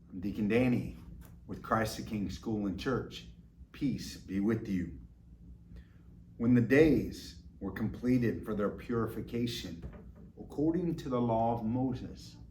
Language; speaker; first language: English; native; English